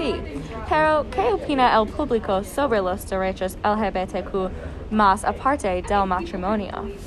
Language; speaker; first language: Spanish; non-native, learner; English